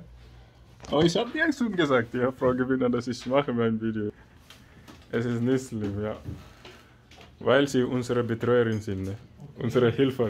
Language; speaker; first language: German; non-native, learner; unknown